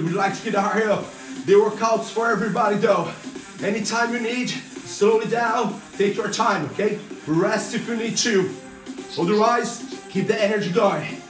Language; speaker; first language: English; non-native, fluent; Portuguese